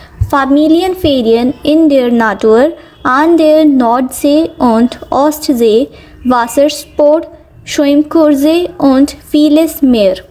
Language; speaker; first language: German; non-native, fluent; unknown